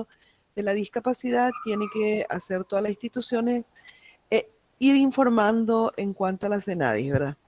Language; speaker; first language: Spanish; native; Spanish